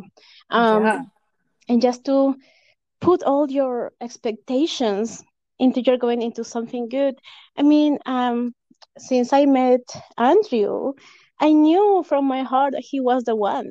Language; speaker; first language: English; non-native, fluent; Spanish